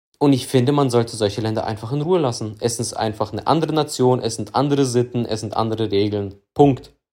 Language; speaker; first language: German; early bilingual, other home language; Russian